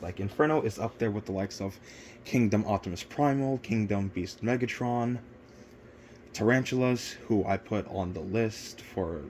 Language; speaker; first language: English; native; English